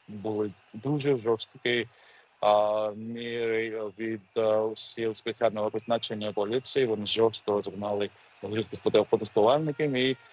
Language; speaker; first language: Ukrainian; non-native, fluent; Georgian